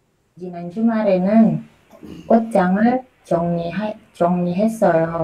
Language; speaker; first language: Korean; non-native, learner; Indonesian